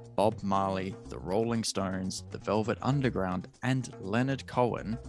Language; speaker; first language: English; native; English